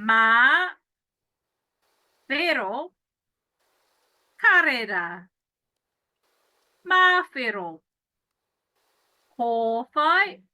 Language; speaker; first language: Māori; non-native, learner; English